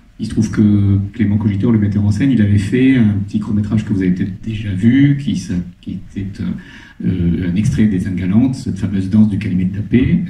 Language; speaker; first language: French; native; French